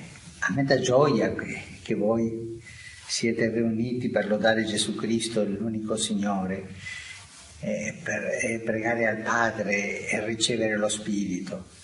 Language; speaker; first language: Italian; non-native, fluent; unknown